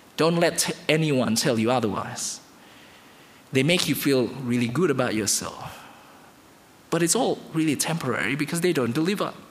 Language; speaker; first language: English; non-native, fluent; Indonesian